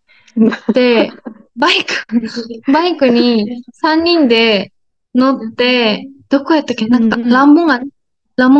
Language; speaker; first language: Japanese; native; Japanese